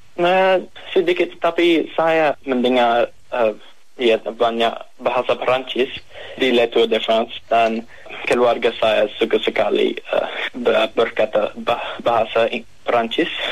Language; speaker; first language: Indonesian; non-native, learner; English